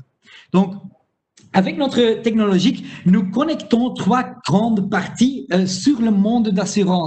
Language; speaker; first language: French; non-native, local second language; Dutch